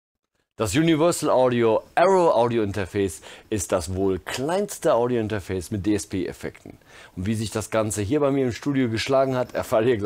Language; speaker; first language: German; native; German